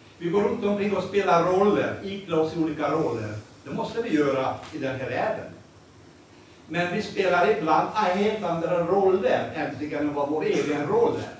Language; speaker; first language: Swedish; non-native, fluent; Hungarian